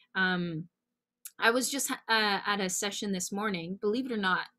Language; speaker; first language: English; native; English